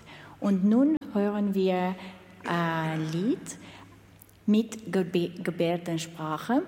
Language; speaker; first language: German; non-native, fluent; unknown